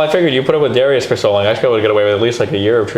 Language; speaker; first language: English; native; English